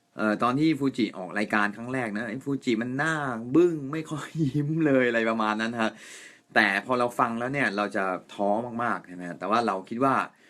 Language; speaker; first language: Thai; non-native, fluent; Japanese